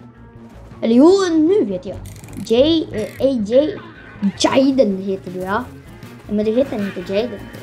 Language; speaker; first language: Swedish; non-native, learner; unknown